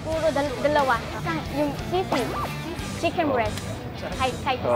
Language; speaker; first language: Korean; native; Korean